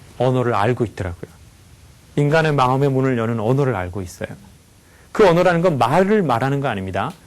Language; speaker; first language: Korean; native; Korean